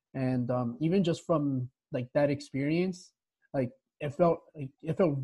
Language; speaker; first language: English; early bilingual, other home language; Spanish